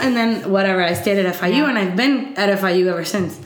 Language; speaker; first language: English; early bilingual, other home language; Spanish